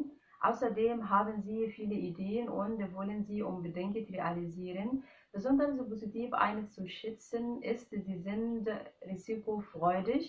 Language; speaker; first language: German; non-native, fluent; Arabic